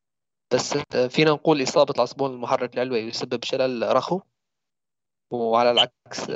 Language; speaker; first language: Arabic; native; Arabic